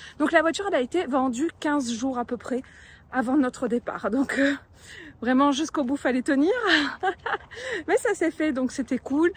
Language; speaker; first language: French; native; French